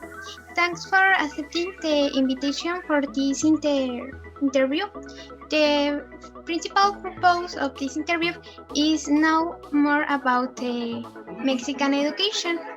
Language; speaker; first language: English; non-native, learner; Spanish